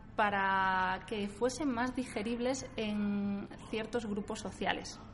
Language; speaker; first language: Spanish; native; Spanish